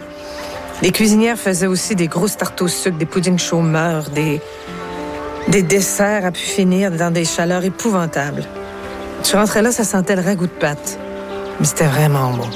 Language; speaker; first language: French; native; French